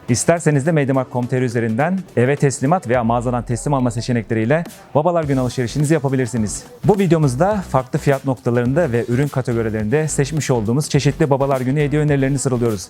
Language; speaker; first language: Turkish; native; Turkish